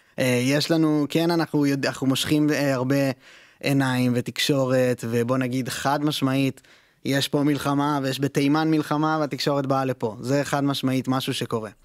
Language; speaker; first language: Hebrew; native; Hebrew